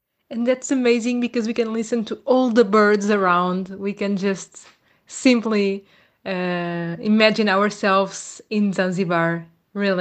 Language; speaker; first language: English; non-native, fluent; Portuguese